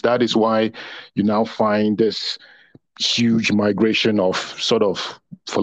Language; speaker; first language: English; non-native, local second language; Yoruba